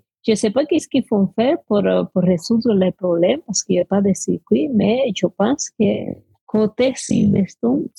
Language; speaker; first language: French; non-native, fluent; Spanish